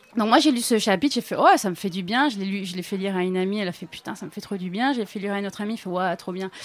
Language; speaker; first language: French; native; French